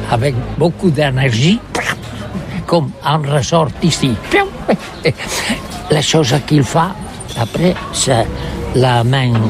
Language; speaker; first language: French; non-native, learner; Catalan